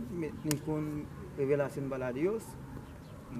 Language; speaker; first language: Spanish; non-native, learner; Haitian Creole